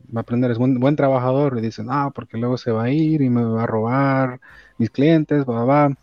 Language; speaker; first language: Spanish; early bilingual, heritage; Spanish